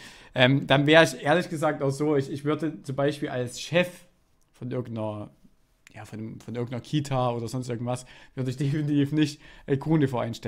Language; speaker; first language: German; native; German